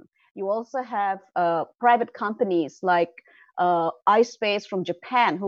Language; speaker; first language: English; non-native, local second language; Assamese